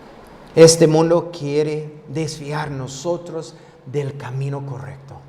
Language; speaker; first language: Spanish; non-native, fluent; English